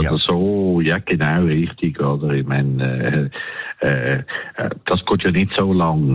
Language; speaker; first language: German; non-native, fluent; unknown